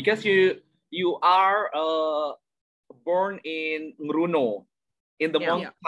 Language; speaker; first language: English; non-native, learner; Indonesian